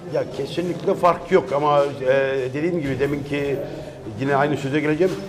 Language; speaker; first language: Turkish; early bilingual, heritage; Turkish